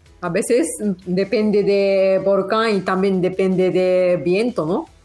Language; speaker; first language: Spanish; non-native, learner; Japanese